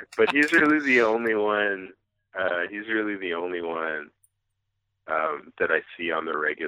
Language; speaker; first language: English; native; English